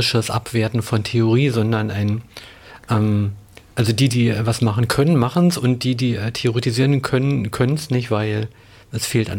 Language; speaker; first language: German; native; German